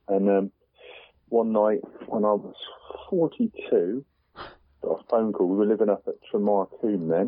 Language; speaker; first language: English; native; English